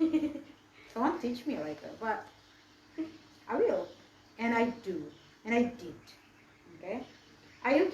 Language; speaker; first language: English; non-native, learner; Indonesian